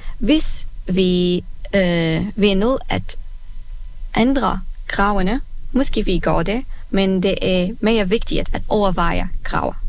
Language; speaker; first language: Danish; non-native, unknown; Arabic